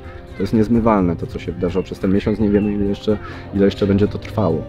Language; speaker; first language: Polish; native; Polish